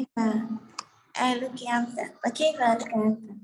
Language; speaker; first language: Arabic; non-native, learner; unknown